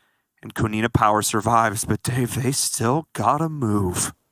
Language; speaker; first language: English; native; English